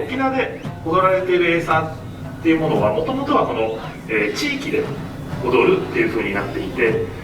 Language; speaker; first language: Japanese; native; Japanese